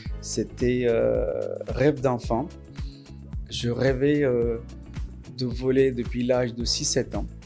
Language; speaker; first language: French; non-native, fluent; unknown